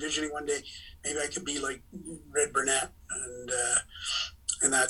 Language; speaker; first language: English; native; English